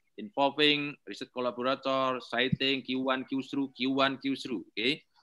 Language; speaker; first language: English; non-native, learner; Indonesian